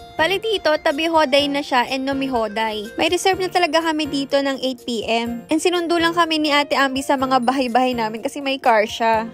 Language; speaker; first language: Filipino; native; Filipino